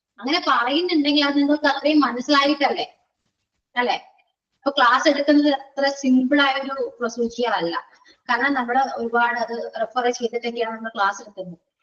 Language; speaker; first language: Malayalam; native; Malayalam